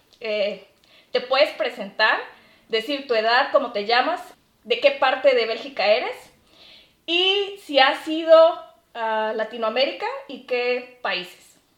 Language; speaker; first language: Spanish; native; Spanish